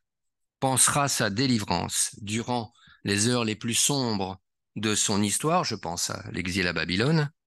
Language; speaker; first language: French; native; French